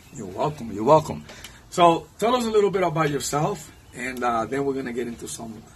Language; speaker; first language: English; non-native, fluent; Spanish